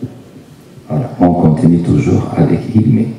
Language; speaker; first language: French; non-native, fluent; Turkish